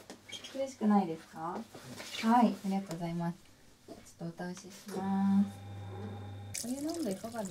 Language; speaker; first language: Japanese; native; Japanese